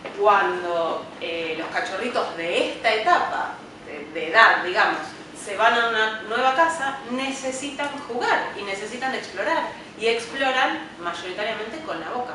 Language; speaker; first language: Spanish; native; Spanish